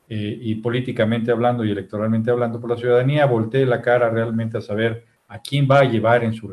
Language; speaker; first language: Spanish; native; Spanish